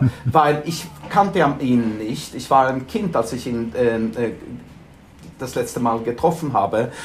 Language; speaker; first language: German; non-native, fluent; Swedish